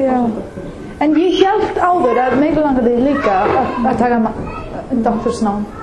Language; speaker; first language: Icelandic; non-native, learner; English